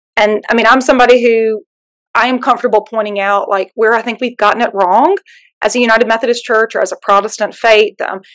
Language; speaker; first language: English; native; English